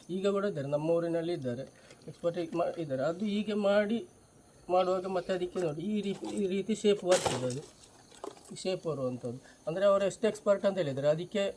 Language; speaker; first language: Kannada; non-native, local second language; Marathi